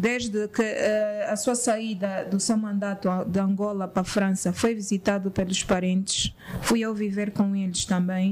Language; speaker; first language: Portuguese; native; Portuguese